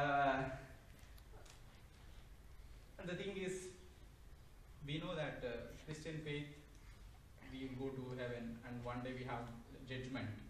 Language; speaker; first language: English; non-native, local second language; Telugu